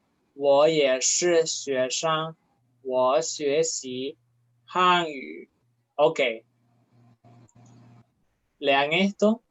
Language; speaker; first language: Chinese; non-native, fluent; Spanish